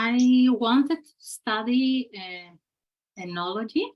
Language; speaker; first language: English; non-native, learner; Spanish